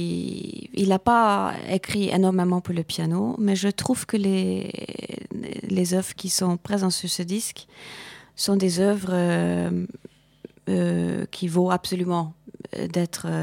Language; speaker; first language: French; non-native, fluent; Hungarian